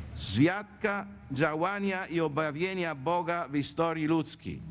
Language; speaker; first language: Polish; non-native, fluent; Italian